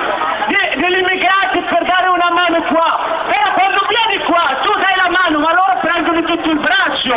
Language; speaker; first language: Italian; non-native, fluent; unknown